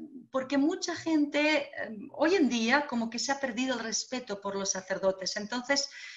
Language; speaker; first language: Spanish; non-native, fluent; Croatian